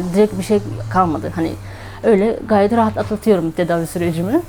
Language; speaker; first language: Turkish; non-native, fluent; Turkmen